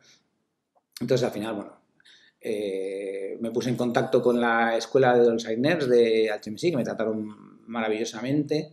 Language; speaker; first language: Spanish; native; Spanish